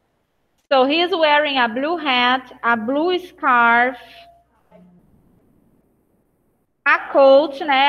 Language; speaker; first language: English; non-native, fluent; Portuguese